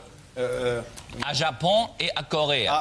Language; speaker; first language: French; non-native, learner; German